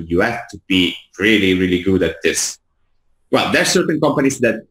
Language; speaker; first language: English; non-native, fluent; Italian